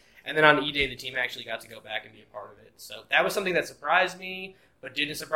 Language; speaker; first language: English; native; English